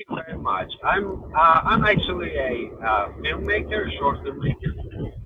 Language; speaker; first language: English; non-native, fluent; Persian